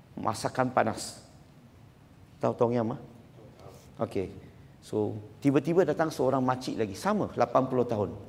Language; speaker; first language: Malay; non-native, local second language; Chinese